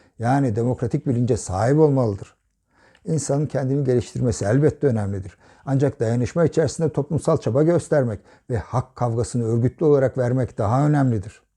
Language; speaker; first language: Turkish; native; Turkish